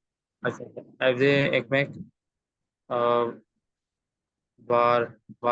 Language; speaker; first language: Turkish; non-native, learner; Urdu